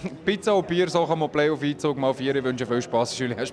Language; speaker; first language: German; native; German